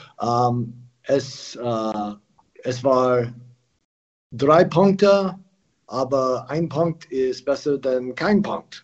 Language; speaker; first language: German; non-native, learner; English